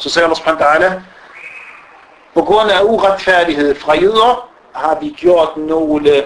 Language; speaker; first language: Danish; non-native, fluent; Arabic